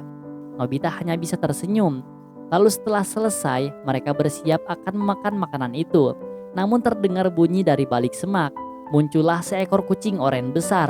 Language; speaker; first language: Indonesian; native; Indonesian